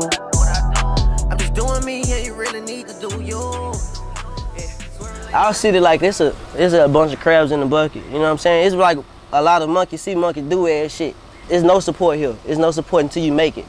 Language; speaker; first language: English; native; English